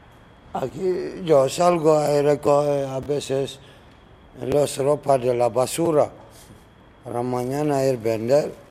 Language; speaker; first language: Spanish; non-native, learner; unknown